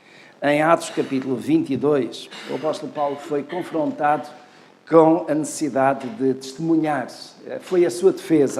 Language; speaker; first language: Portuguese; native; Portuguese